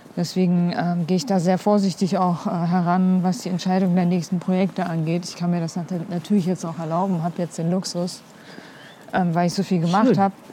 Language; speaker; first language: German; early bilingual, other home language; Kurdish